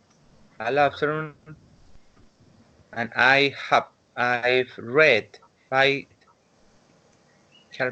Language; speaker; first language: English; non-native, learner; Spanish